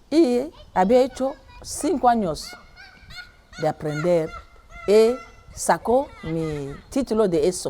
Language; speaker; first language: Spanish; non-native, learner; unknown